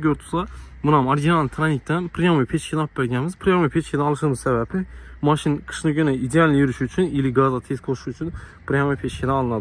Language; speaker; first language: Uzbek; native; Uzbek